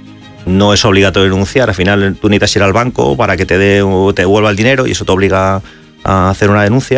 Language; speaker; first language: Spanish; native; Spanish